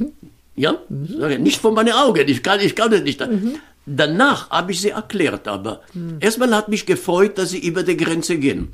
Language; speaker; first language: German; non-native, fluent; Hebrew